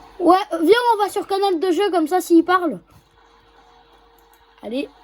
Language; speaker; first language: French; native; French